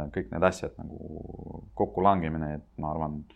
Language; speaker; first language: Estonian; non-native, local second language; Russian